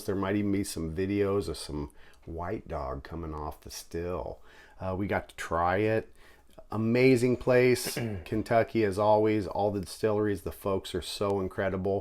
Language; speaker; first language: English; native; English